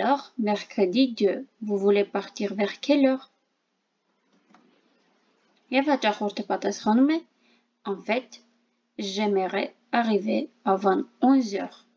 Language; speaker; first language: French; non-native, fluent; Armenian